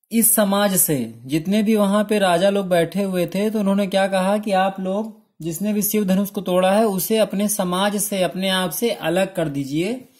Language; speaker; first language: Hindi; native; Hindi